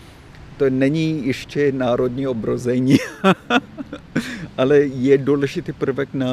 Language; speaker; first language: Czech; non-native, fluent; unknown